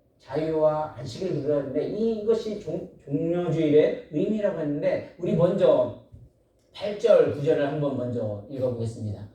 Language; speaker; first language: Korean; native; Korean